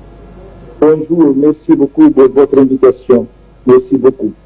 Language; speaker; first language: French; non-native, learner; Arabic